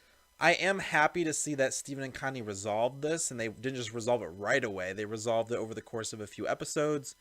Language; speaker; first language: English; native; English